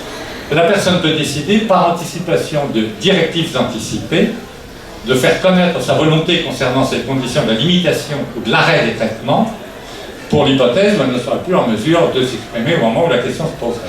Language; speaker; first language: French; native; French